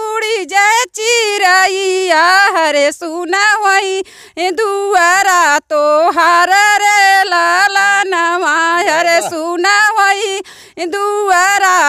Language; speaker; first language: Hindi; native; Hindi